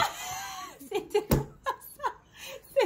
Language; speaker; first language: French; native; French